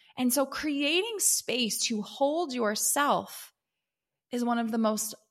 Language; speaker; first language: English; native; English